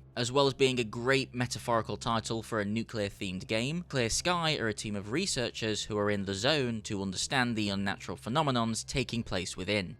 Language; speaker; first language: English; native; English